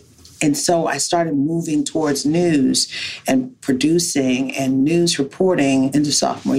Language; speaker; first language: English; native; English